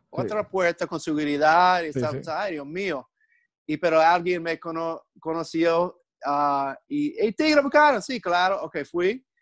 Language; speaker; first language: Spanish; non-native, learner; English